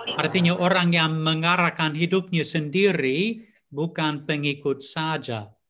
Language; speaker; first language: Indonesian; non-native, fluent; English